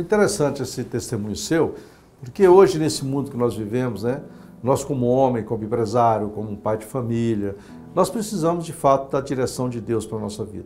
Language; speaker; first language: Portuguese; native; Portuguese